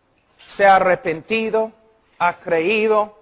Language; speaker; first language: Spanish; non-native, fluent; English